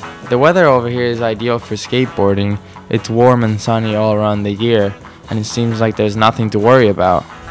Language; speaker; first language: English; non-native, fluent; Finnish